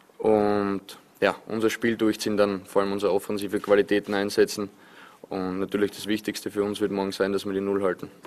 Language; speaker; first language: German; native; German